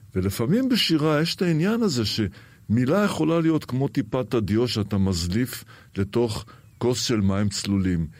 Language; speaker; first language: Hebrew; early bilingual, other home language; Arabic